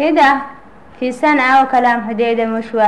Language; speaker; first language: Arabic; non-native, learner; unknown